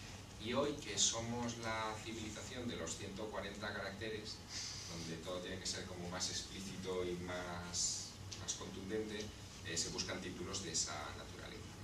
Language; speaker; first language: Spanish; native; Spanish